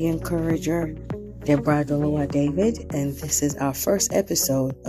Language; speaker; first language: English; non-native, local second language; Yoruba